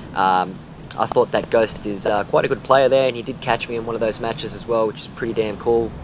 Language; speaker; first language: English; native; English